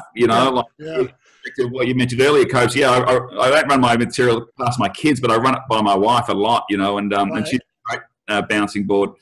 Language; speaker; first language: English; native; English